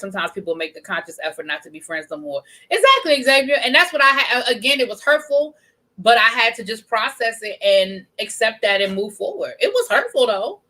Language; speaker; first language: English; native; English